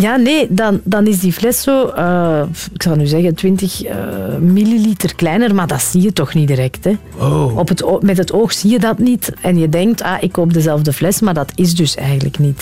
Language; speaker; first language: Dutch; native; Dutch